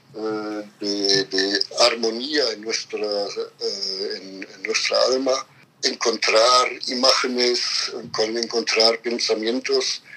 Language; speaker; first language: Spanish; non-native, fluent; German